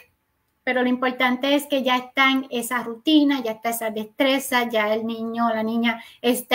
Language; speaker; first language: Spanish; native; Spanish